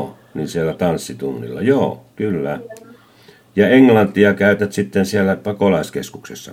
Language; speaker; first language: Finnish; native; Finnish